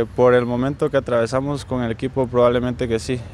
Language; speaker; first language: Spanish; native; Spanish